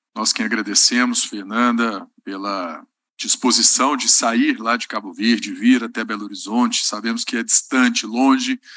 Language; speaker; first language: Portuguese; native; Portuguese